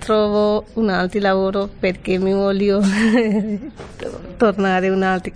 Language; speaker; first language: Italian; non-native, learner; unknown